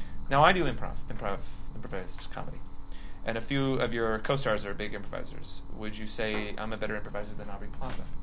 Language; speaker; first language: English; native; English